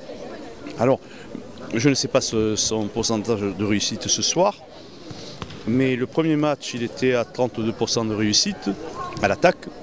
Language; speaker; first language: French; native; French